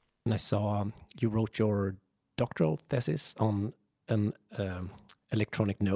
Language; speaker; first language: English; non-native, fluent; Swedish